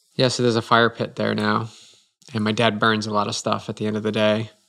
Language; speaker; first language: English; native; English